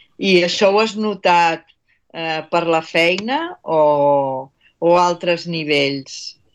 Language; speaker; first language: Catalan; native; Catalan